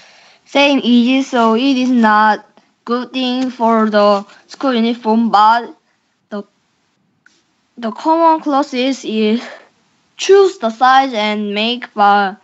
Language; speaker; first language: English; non-native, learner; Korean